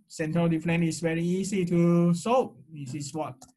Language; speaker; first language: English; non-native, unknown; Thai